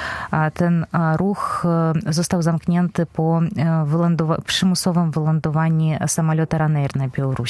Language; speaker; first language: Polish; non-native, fluent; Belarusian